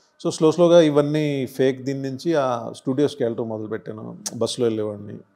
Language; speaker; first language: Telugu; non-native, local second language; Hindi